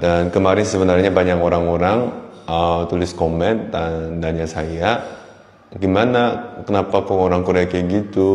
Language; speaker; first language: Indonesian; non-native, fluent; Korean